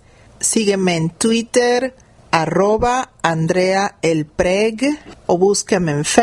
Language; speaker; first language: Spanish; native; Spanish